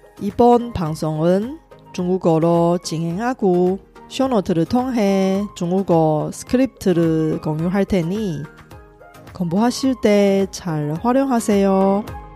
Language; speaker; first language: Korean; non-native, fluent; Chinese